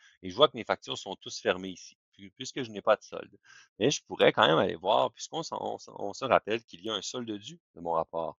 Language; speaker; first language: French; native; French